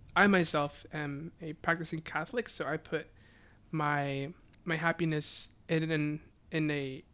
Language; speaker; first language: English; native; English